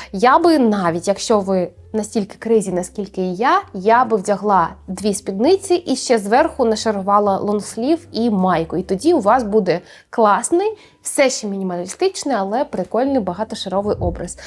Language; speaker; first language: Ukrainian; native; Ukrainian